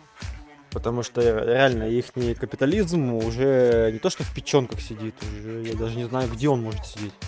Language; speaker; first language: Russian; native; Russian